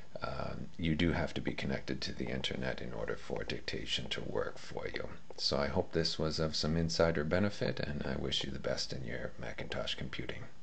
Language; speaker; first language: English; native; English